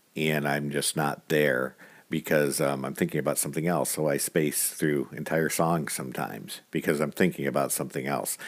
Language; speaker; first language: English; native; English